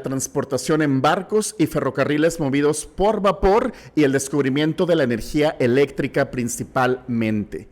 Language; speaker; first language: Spanish; native; Spanish